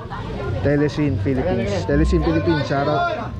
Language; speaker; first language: Filipino; native; Filipino